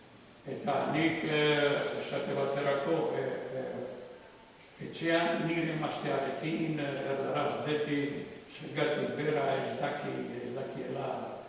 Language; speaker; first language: Basque; non-native, learner; Croatian